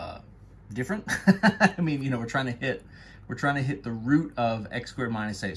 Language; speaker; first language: English; native; English